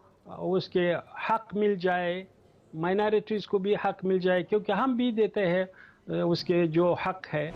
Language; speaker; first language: Hindi; non-native, fluent; Pashto